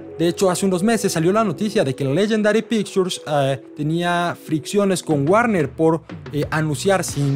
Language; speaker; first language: Spanish; native; Spanish